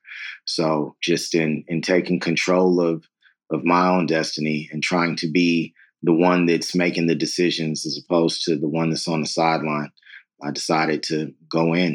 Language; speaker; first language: English; native; English